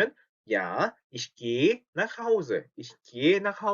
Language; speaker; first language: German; non-native, fluent; Korean